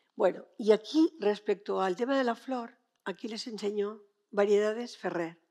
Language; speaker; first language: Spanish; native; Spanish